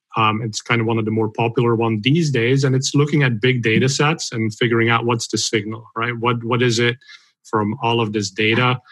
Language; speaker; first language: English; non-native, fluent; Dutch